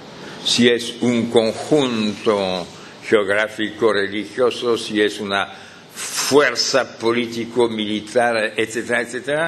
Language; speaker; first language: Spanish; non-native, fluent; French